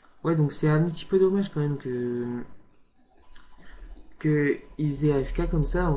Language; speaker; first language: French; native; French